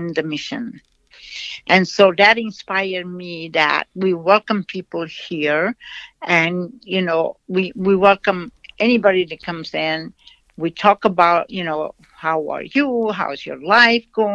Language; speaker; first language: English; non-native, fluent; Portuguese